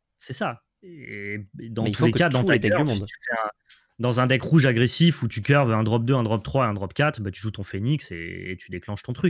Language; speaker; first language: French; native; French